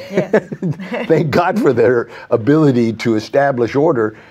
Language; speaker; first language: English; native; English